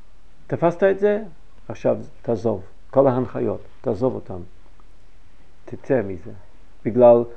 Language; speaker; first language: Hebrew; non-native, fluent; English